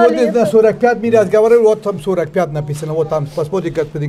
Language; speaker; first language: Russian; non-native, learner; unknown